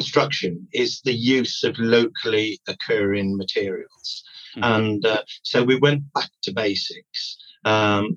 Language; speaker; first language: English; native; English